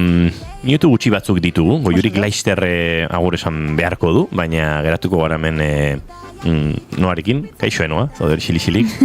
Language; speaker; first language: Basque; native; Basque